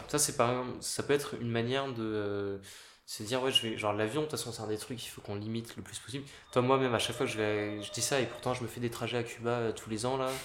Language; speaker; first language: French; native; French